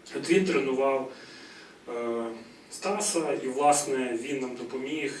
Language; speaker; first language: Ukrainian; native; Ukrainian